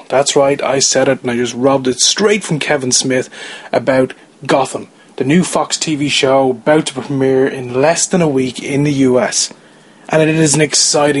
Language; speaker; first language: English; native; English